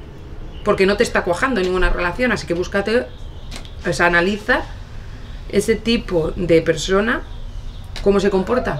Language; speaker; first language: Spanish; native; Spanish